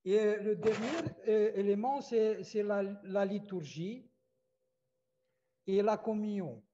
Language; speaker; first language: French; non-native, fluent; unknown